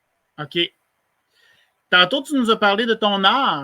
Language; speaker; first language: French; native; French